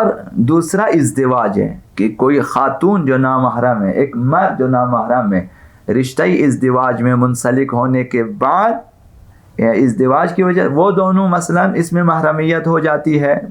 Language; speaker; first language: Urdu; non-native, local second language; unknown